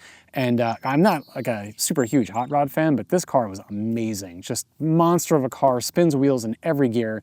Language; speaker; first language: English; native; English